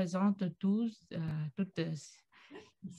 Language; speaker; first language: French; non-native, fluent; Catalan